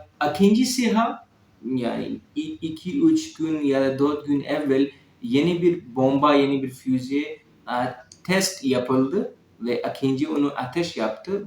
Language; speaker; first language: Turkish; non-native, learner; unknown